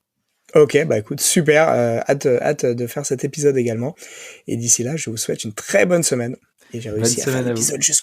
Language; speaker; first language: French; native; French